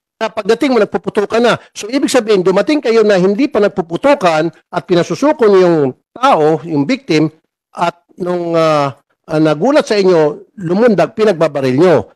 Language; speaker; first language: Filipino; native; Filipino